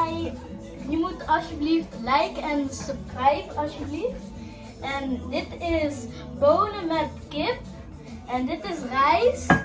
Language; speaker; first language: Dutch; early bilingual, other home language; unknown